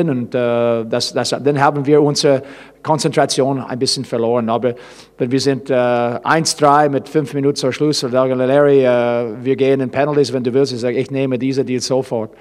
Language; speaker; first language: German; non-native, learner; English